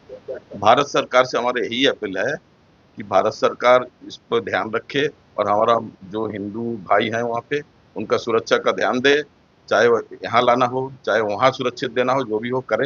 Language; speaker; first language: Hindi; non-native, local second language; Bangla